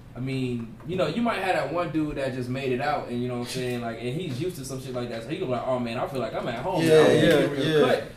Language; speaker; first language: English; native; English